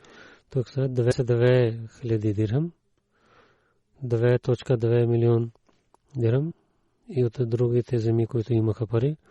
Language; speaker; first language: Bulgarian; non-native, learner; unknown